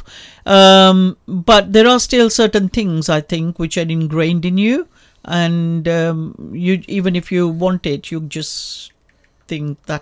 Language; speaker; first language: English; non-native, local second language; Punjabi